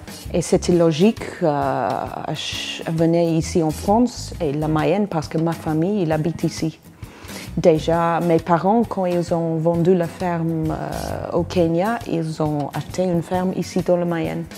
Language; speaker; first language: French; non-native, fluent; English